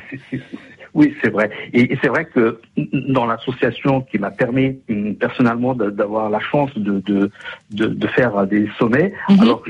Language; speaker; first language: French; non-native, local second language; Kabyle